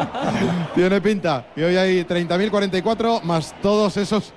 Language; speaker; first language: Spanish; native; Spanish